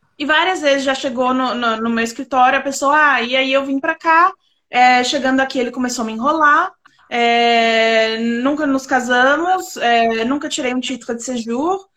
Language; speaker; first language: Portuguese; native; Portuguese